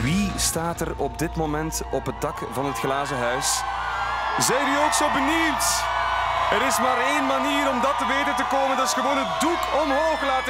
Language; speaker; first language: Dutch; native; Dutch